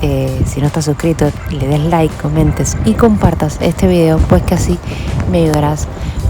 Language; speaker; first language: Spanish; native; Spanish